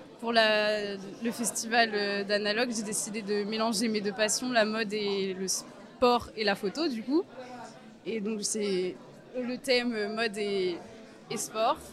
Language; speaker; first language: French; non-native, fluent; Portuguese